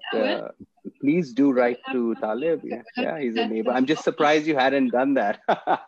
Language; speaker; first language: English; non-native, fluent; Arabic